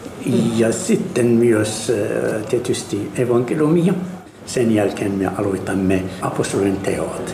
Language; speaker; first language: Finnish; non-native, fluent; Arabic